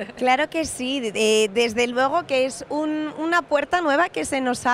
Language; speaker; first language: Spanish; native; Spanish